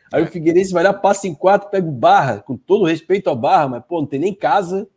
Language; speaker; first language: Portuguese; native; Portuguese